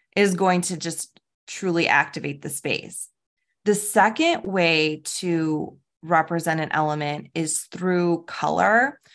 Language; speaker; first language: English; native; English